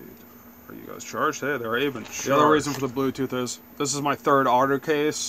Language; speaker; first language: English; native; English